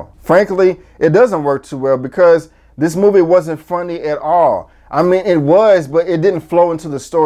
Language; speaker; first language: English; native; English